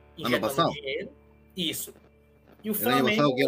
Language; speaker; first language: Portuguese; non-native, learner; Spanish